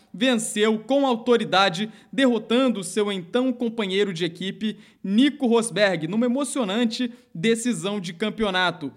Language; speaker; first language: Portuguese; native; Portuguese